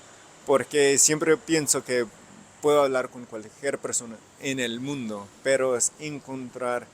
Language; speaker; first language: Spanish; non-native, fluent; English